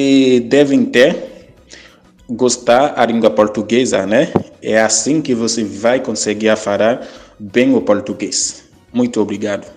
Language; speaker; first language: Portuguese; non-native, fluent; Haitian Creole